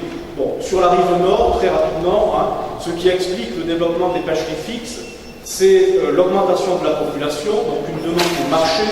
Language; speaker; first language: French; native; French